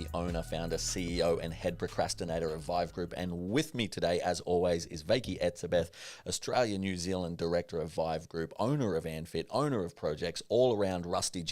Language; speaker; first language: English; native; English